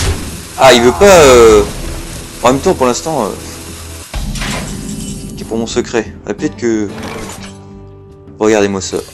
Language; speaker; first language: French; native; French